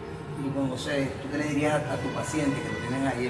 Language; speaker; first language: Spanish; native; Spanish